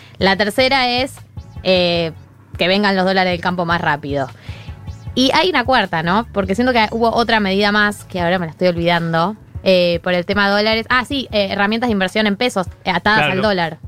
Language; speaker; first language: Spanish; native; Spanish